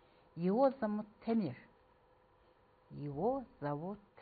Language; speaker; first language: Russian; non-native, fluent; Mongolian